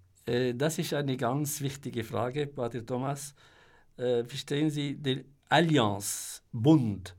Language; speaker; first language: German; non-native, fluent; Arabic